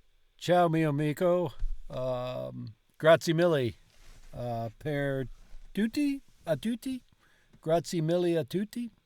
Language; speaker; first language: Italian; non-native, learner; English